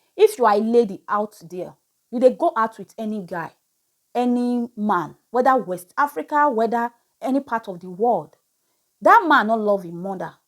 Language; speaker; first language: Nigerian Pidgin; native; Nigerian Pidgin